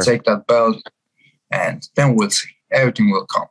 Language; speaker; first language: English; non-native, fluent; Georgian